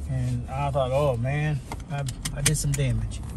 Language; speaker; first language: English; native; English